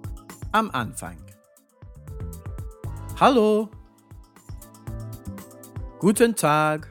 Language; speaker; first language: German; non-native, fluent; English